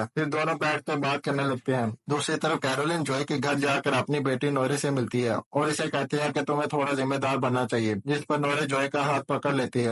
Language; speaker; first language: Hindi; native; Hindi